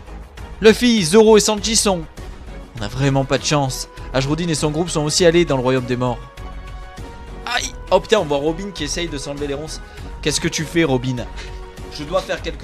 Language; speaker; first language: French; native; French